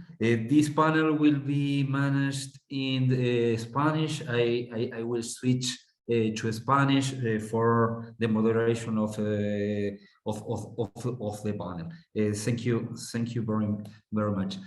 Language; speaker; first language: English; non-native, fluent; Spanish